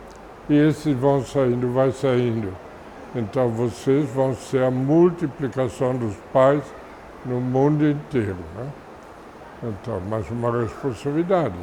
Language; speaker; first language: Portuguese; non-native, fluent; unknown